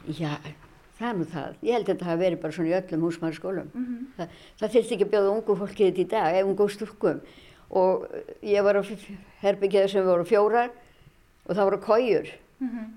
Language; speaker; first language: Icelandic; native; Icelandic